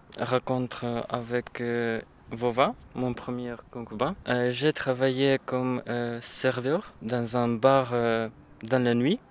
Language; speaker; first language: French; non-native, learner; Ukrainian